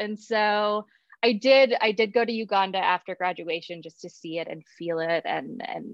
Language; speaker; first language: English; native; English